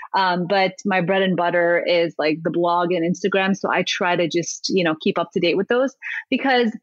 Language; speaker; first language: English; early bilingual, other home language; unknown